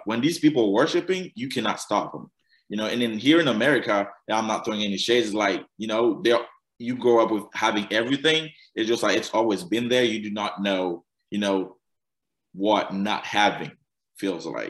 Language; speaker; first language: English; non-native, fluent; Haitian Creole